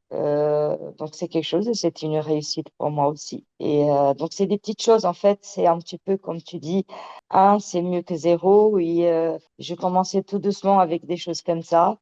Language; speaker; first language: French; early bilingual, other home language; Portuguese